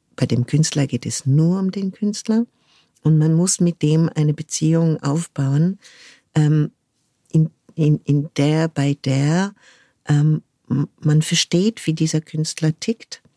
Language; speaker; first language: German; non-native, fluent; French